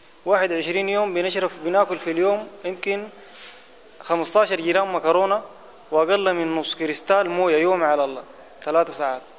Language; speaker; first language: Arabic; native; Arabic